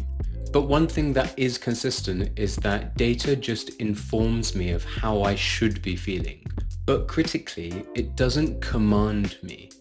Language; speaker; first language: English; native; English